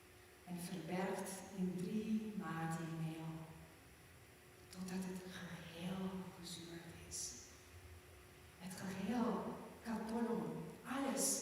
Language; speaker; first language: Dutch; non-native, fluent; German